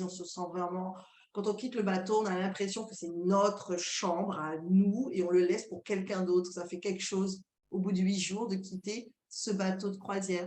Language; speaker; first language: French; native; French